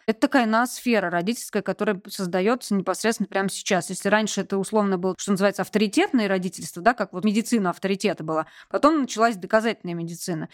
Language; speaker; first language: Russian; native; Russian